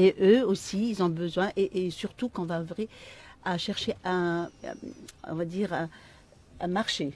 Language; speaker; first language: French; non-native, local second language; Arabic